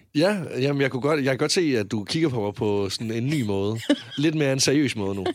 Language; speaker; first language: Danish; early bilingual, other home language; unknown